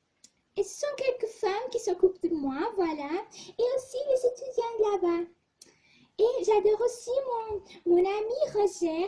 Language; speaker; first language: French; non-native, fluent; Portuguese